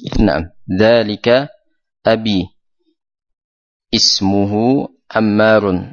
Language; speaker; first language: Arabic; non-native, fluent; Indonesian